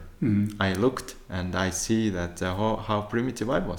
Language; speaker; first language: English; non-native, fluent; Turkmen